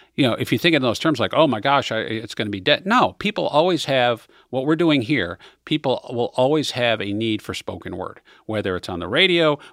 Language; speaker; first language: English; native; English